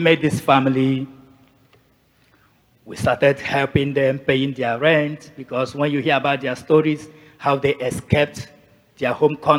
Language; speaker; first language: English; non-native, local second language; Igbo